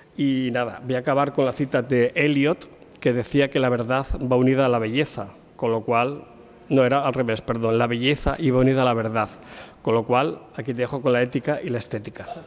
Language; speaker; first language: Spanish; native; Spanish